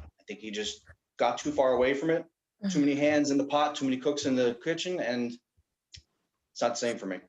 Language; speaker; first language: English; native; English